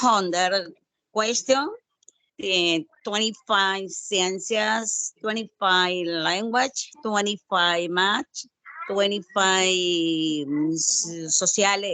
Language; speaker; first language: English; non-native, learner; Spanish